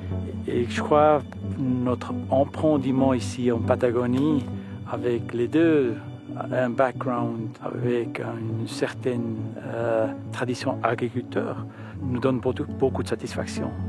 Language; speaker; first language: French; early bilingual, heritage; Spanish